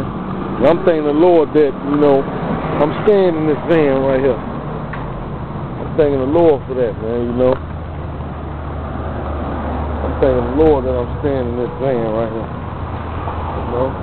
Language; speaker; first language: English; native; English